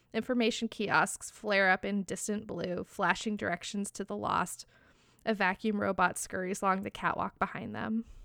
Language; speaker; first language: English; native; English